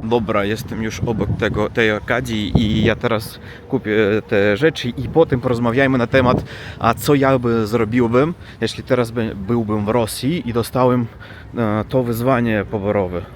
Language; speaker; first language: Polish; non-native, learner; Russian